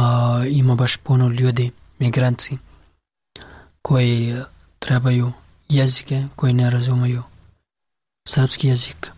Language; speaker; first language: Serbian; non-native, learner; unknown